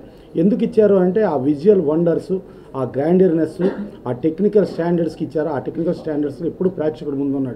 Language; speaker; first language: Telugu; native; Telugu